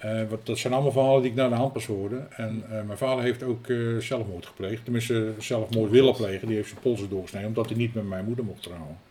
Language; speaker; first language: Dutch; native; Dutch